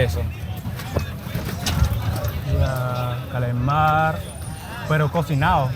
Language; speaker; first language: Spanish; non-native, learner; English